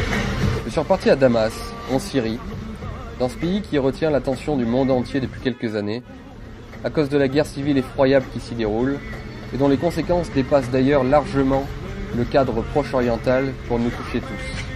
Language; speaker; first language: French; native; French